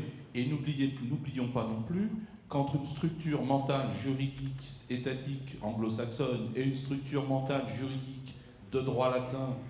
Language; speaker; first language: French; native; French